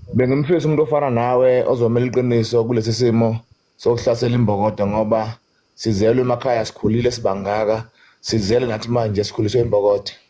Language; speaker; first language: Zulu; native; Zulu